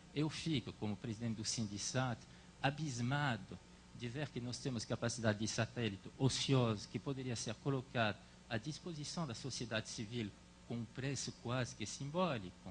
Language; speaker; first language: Portuguese; non-native, fluent; French